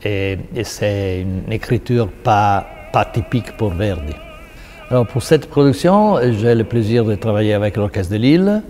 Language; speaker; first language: French; non-native, fluent; Italian